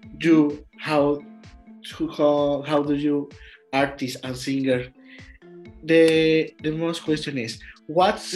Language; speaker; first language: English; non-native, learner; Spanish